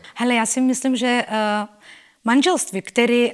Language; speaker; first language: Czech; non-native, fluent; Bulgarian